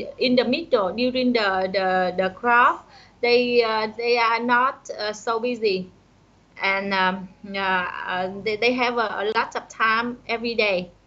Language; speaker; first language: English; non-native, learner; Vietnamese